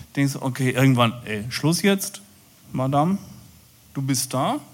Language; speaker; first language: German; native; German